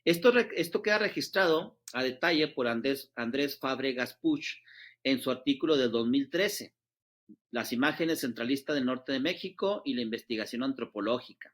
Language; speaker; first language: Spanish; native; Spanish